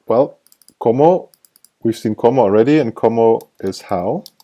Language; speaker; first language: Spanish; non-native, fluent; English